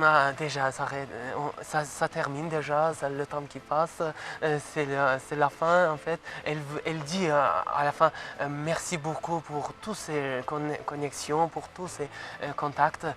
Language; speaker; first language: French; non-native, fluent; Azerbaijani